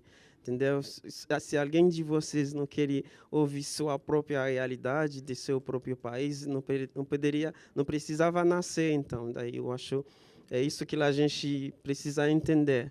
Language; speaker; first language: Portuguese; non-native, fluent; Haitian Creole